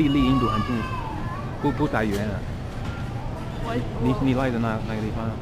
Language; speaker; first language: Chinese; non-native, fluent; English